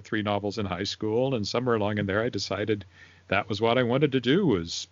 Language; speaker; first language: English; native; English